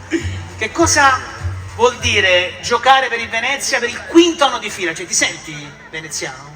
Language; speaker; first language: Italian; native; Italian